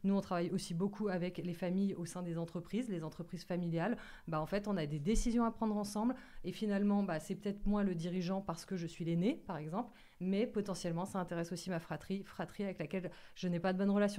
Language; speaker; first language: French; native; French